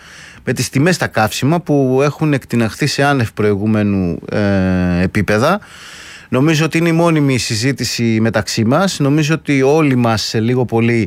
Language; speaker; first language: Greek; native; Greek